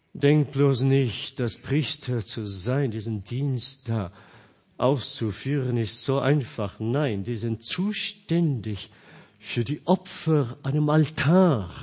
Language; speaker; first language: German; non-native, fluent; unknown